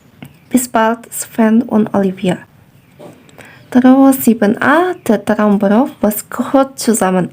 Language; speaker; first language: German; non-native, fluent; Indonesian